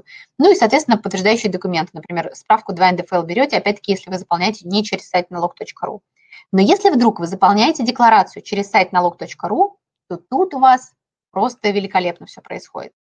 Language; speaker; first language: Russian; native; Russian